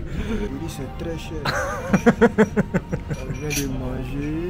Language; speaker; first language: French; native; French